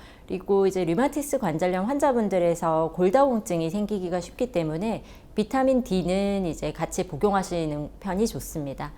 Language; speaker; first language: Korean; native; Korean